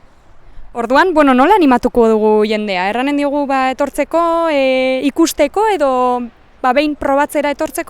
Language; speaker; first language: Basque; native; Basque